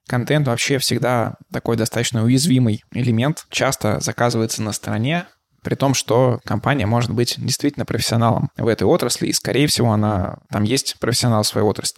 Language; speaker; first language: Russian; native; Russian